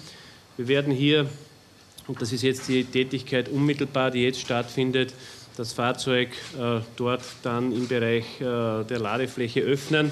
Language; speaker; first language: German; native; German